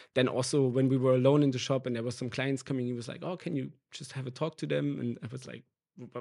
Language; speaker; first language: English; non-native, fluent; German